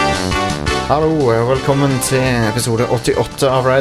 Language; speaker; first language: Norwegian; native; Norwegian